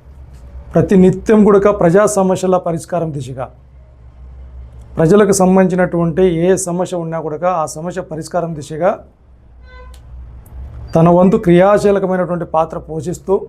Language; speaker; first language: Telugu; native; Telugu